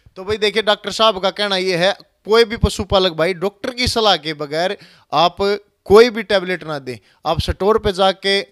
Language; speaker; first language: Hindi; native; Hindi